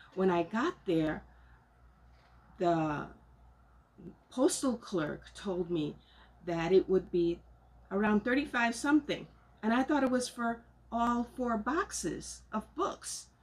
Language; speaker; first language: English; non-native, local second language; Spanish